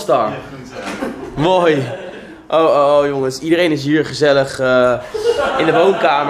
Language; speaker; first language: Dutch; native; Dutch